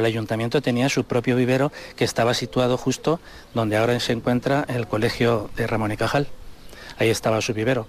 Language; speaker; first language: Spanish; native; Spanish